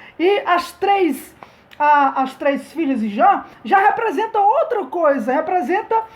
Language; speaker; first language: Portuguese; native; Portuguese